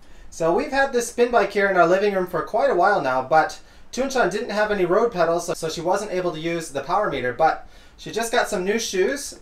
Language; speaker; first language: English; native; English